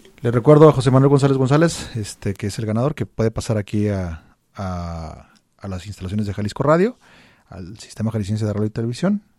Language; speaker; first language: Spanish; native; Spanish